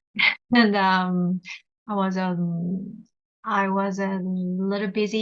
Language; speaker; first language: English; non-native, learner; Korean